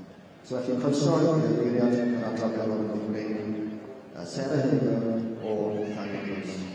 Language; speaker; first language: Welsh; native; Welsh